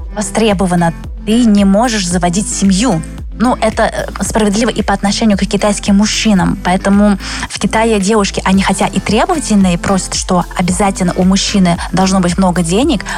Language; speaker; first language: Russian; early bilingual, other home language; Chinese